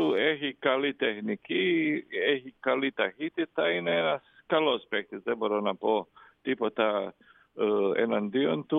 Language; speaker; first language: Greek; non-native, learner; Croatian